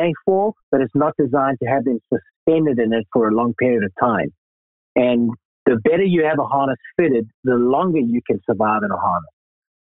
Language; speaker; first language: English; native; English